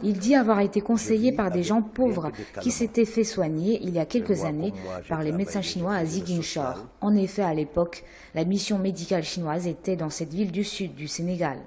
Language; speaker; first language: French; non-native, fluent; Chinese